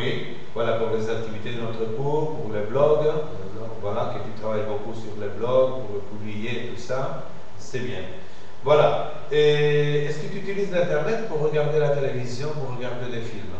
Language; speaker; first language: French; non-native, fluent; Spanish